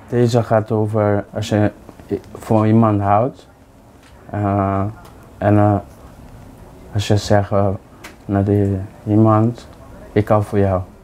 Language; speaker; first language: Dutch; non-native, learner; Portuguese